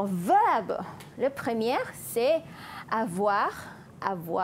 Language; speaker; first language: French; non-native, fluent; Malay